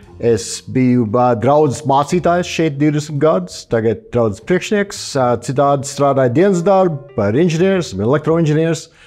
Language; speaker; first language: Latvian; early bilingual, heritage; Latvian